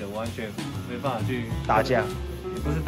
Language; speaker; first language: Chinese; native; Chinese